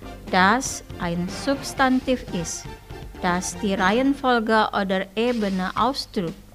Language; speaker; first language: German; non-native, fluent; Indonesian